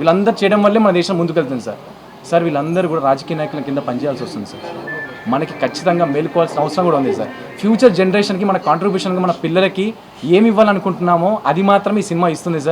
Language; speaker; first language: Telugu; native; Telugu